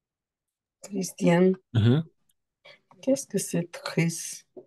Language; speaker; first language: French; non-native, learner; Spanish